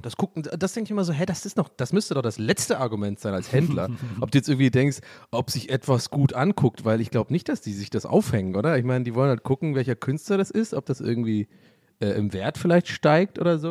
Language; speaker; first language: German; native; German